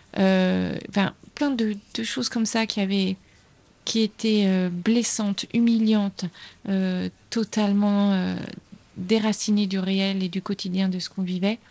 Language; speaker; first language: French; native; French